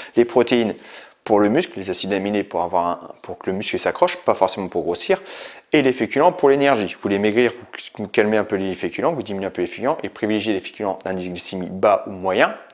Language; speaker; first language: French; native; French